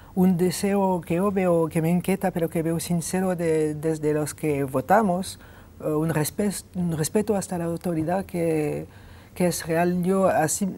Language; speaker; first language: Spanish; non-native, fluent; French